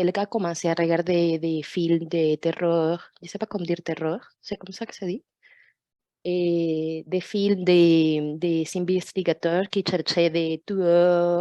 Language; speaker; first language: French; non-native, fluent; Portuguese